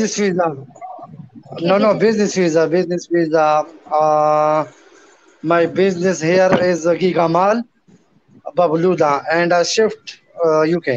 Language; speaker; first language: English; non-native, learner; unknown